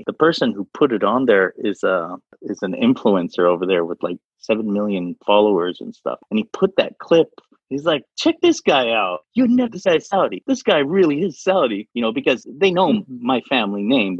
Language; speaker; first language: English; non-native, fluent; Arabic